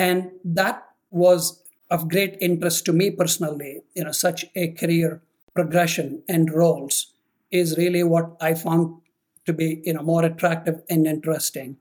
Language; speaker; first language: English; non-native, local second language; Telugu